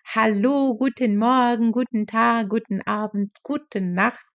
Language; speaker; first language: German; non-native, fluent; Portuguese